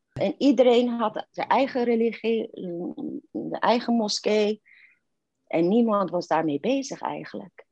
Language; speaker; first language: Dutch; non-native, fluent; Persian